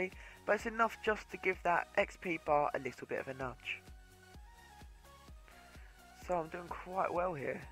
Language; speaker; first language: English; native; English